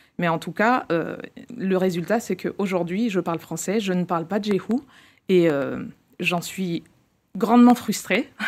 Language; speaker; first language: French; native; French